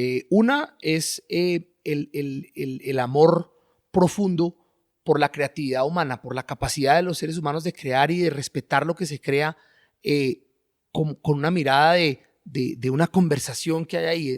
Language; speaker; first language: Spanish; native; Spanish